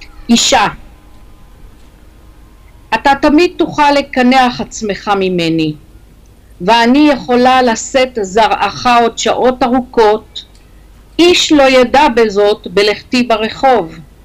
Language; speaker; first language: Hebrew; native; Hebrew